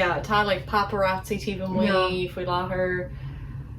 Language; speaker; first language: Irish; non-native, local second language; English